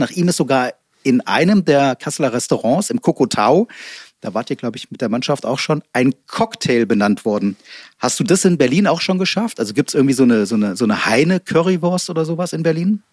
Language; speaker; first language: German; native; German